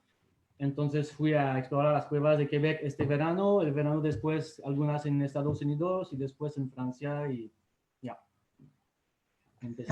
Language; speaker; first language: Spanish; non-native, fluent; French